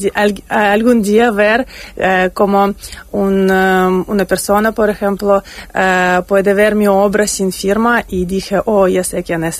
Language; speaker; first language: Spanish; non-native, learner; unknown